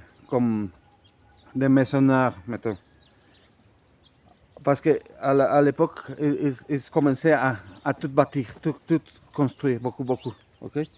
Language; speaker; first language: French; non-native, fluent; Spanish